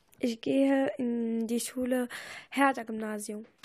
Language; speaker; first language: German; non-native, learner; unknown